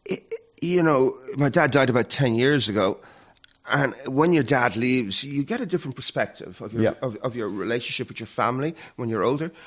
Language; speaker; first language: English; native; English